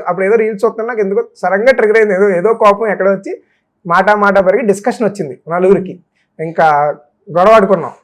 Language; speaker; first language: Telugu; native; Telugu